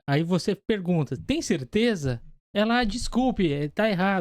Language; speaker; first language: Portuguese; native; Portuguese